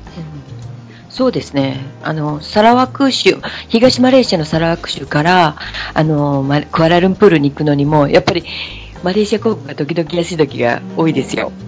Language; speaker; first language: Japanese; native; Japanese